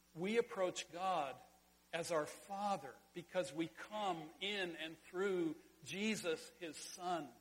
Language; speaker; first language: English; native; English